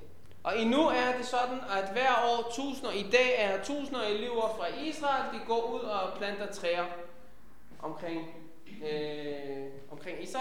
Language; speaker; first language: Danish; non-native, fluent; Hebrew